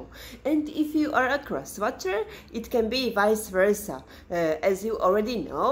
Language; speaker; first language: English; non-native, fluent; Serbian